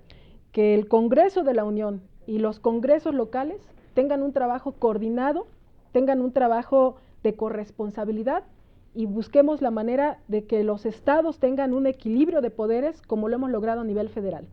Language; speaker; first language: Spanish; native; Spanish